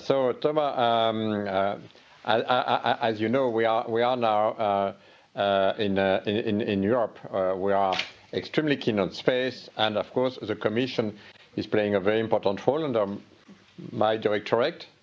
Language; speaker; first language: English; non-native, fluent; French